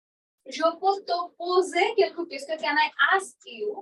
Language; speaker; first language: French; non-native, fluent; Bangla